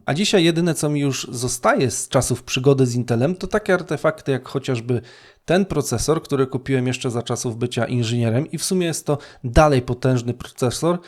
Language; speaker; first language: Polish; native; Polish